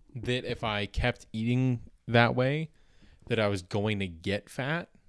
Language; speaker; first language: English; native; English